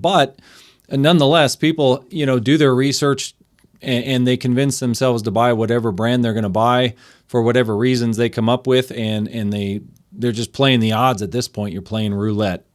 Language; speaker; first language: English; native; English